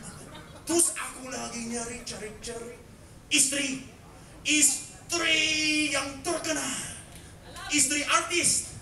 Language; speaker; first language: Indonesian; non-native, fluent; English